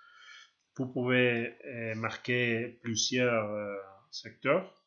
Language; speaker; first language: French; non-native, learner; Spanish